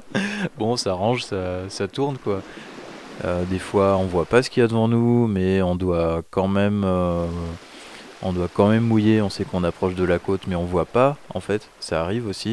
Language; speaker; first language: French; native; French